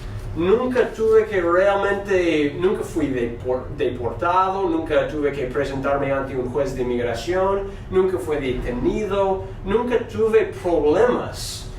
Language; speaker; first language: Spanish; non-native, fluent; English